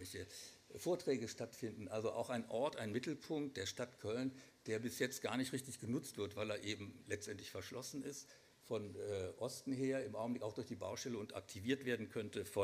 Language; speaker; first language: German; native; German